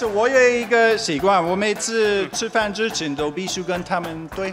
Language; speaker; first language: Chinese; non-native, fluent; English